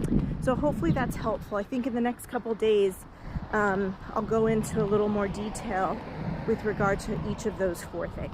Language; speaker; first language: English; native; English